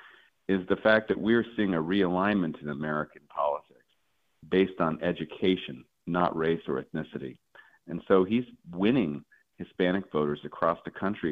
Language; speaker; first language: English; native; English